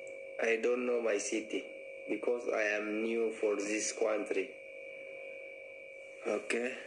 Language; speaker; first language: English; non-native, learner; Oromo